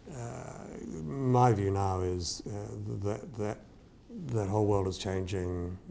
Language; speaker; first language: English; native; English